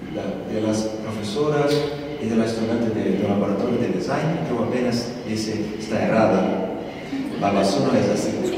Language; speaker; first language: Spanish; non-native, learner; Portuguese